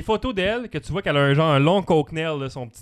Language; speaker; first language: French; native; French